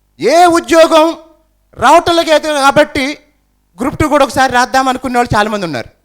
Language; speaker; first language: Telugu; native; Telugu